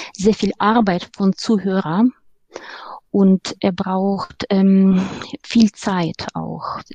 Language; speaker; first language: German; non-native, fluent; Ukrainian